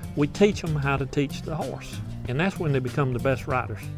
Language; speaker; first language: English; native; English